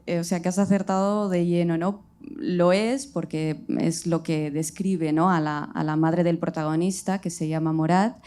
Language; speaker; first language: Spanish; early bilingual, other home language; Riffian